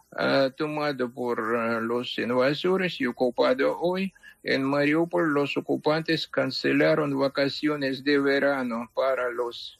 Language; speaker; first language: Spanish; non-native, fluent; Ukrainian